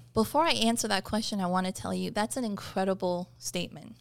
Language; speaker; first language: English; early bilingual, other home language; Persian